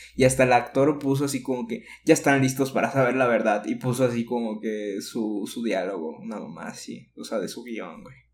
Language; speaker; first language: Spanish; native; Spanish